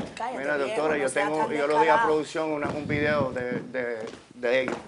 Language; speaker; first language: Spanish; early bilingual, heritage; Spanish